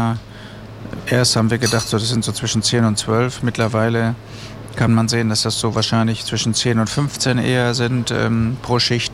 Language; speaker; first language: German; native; German